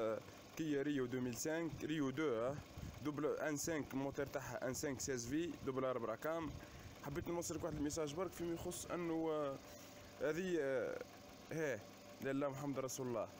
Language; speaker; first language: Arabic; native; Arabic